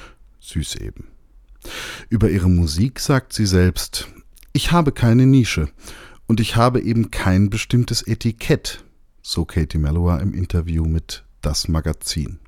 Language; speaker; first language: German; native; German